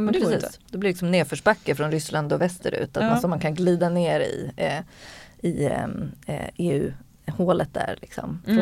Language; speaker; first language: Swedish; native; Swedish